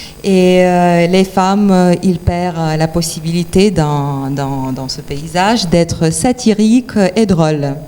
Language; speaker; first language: French; non-native, fluent; Ukrainian